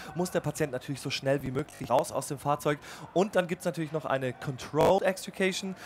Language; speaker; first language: German; native; German